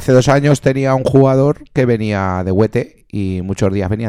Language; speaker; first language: Spanish; native; Spanish